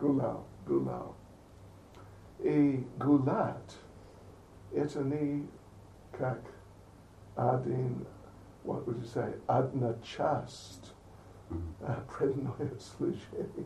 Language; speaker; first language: Russian; non-native, learner; English